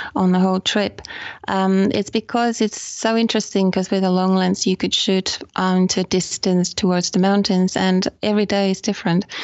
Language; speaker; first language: English; non-native, fluent; Finnish